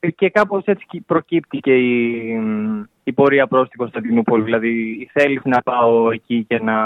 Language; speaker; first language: Greek; native; Greek